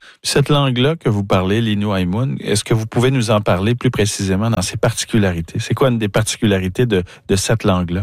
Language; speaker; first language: French; native; French